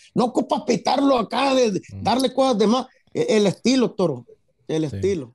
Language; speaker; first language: Spanish; early bilingual, heritage; Spanish